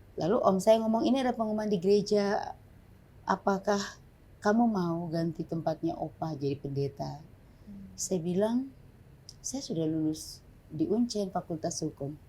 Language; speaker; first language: Indonesian; native; Indonesian